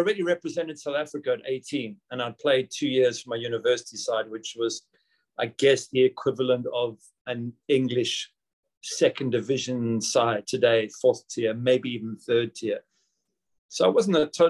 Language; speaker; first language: English; native; English